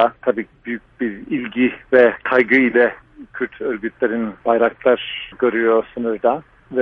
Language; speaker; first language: Turkish; non-native, fluent; English